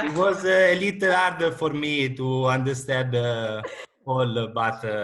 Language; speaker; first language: English; non-native, learner; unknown